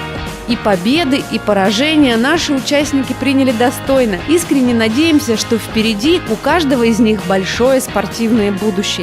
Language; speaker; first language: Russian; native; Russian